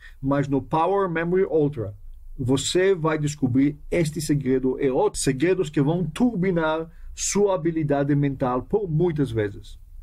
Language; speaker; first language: Portuguese; non-native, fluent; Hebrew